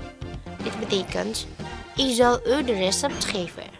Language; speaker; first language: Dutch; non-native, learner; Indonesian